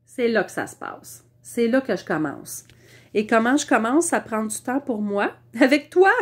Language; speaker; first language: French; native; French